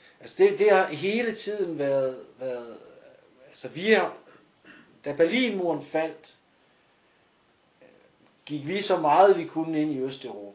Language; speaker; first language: Danish; native; Danish